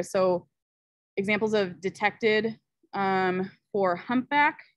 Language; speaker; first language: English; native; English